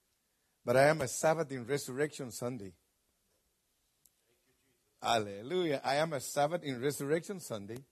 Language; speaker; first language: English; non-native, fluent; Spanish